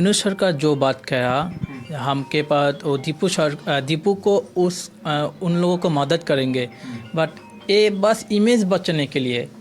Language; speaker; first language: Hindi; non-native, learner; Bangla